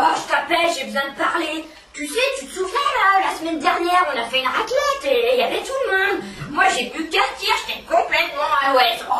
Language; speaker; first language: French; native; French